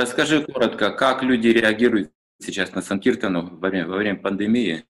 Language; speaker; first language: Russian; native; Russian